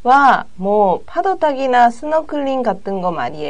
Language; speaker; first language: Korean; non-native, learner; Japanese